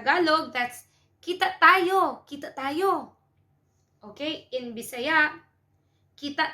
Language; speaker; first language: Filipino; non-native, local second language; Cebuano